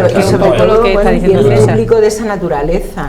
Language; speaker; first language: Spanish; native; Spanish